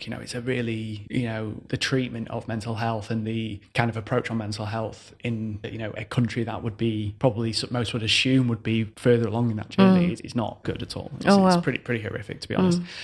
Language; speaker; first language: English; native; English